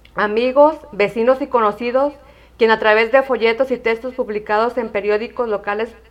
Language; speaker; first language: Spanish; native; Spanish